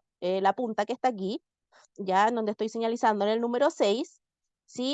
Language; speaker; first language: Spanish; native; Spanish